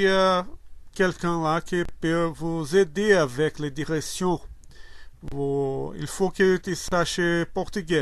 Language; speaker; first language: French; non-native, learner; Portuguese